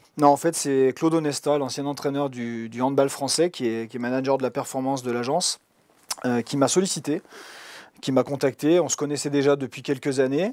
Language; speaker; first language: French; native; French